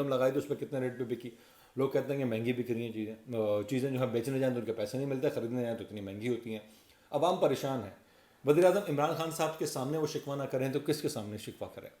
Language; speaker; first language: Urdu; non-native, local second language; Punjabi